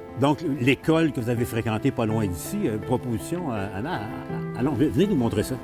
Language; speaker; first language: French; native; French